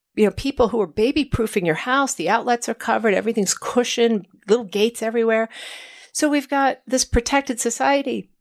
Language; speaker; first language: English; native; English